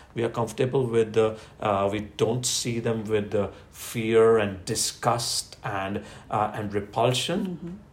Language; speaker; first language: English; non-native, local second language; Gujarati